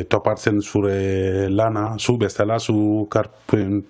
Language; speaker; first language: Basque; non-native, learner; Wolof